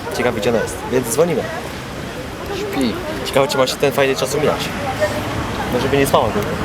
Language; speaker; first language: Polish; native; Polish